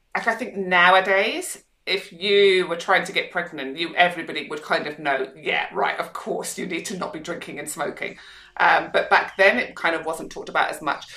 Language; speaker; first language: English; native; English